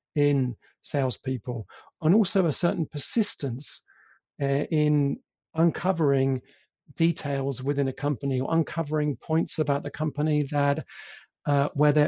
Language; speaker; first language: English; native; English